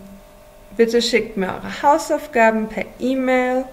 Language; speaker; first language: German; non-native, fluent; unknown